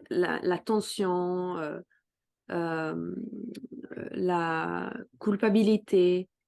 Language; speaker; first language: French; non-native, fluent; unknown